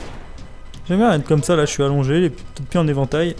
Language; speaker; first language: French; native; French